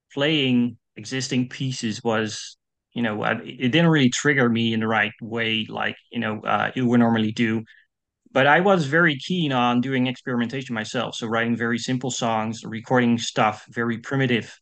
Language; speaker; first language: English; non-native, fluent; Dutch